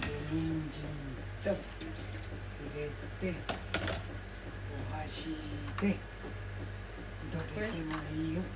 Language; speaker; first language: Japanese; native; Japanese